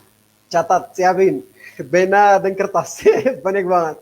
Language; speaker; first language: Indonesian; non-native, fluent; Arabic